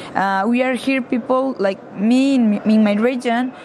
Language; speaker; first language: English; non-native, learner; Spanish